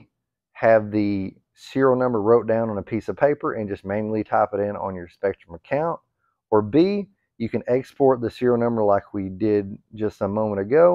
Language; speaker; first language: English; native; English